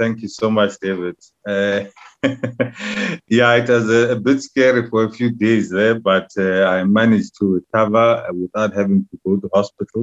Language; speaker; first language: English; non-native, local second language; Xhosa